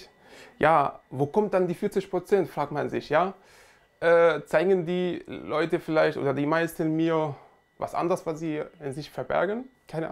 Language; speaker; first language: German; non-native, fluent; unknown